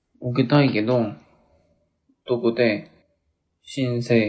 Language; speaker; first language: Japanese; non-native, learner; Korean